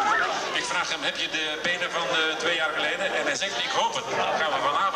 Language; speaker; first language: Dutch; native; Dutch